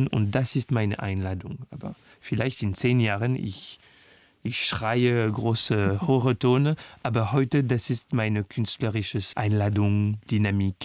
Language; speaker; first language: German; non-native, fluent; French